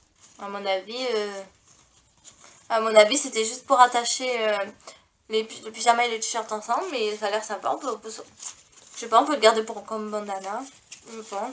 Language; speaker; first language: French; native; French